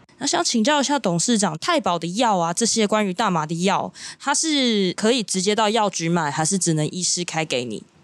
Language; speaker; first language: Chinese; native; Chinese